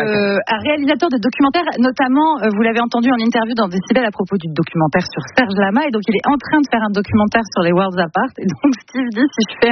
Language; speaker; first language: French; native; French